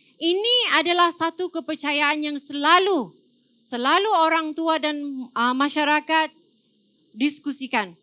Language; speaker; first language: Malay; native; Malay